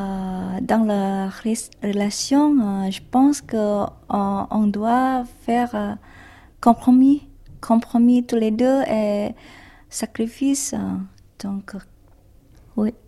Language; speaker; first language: French; non-native, learner; Indonesian